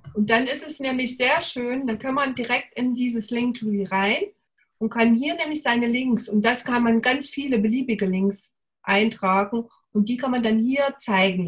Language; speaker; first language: German; native; German